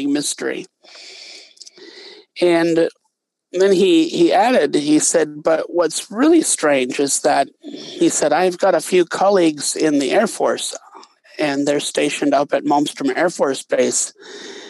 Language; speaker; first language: English; native; English